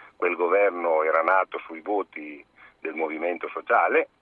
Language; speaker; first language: Italian; native; Italian